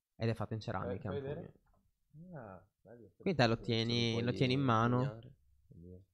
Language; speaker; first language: Italian; native; Italian